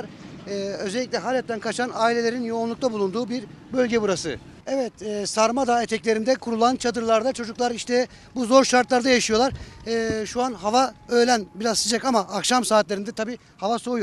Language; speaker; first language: Turkish; native; Turkish